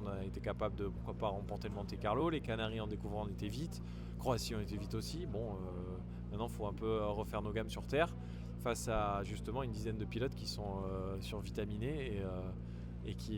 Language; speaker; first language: French; native; French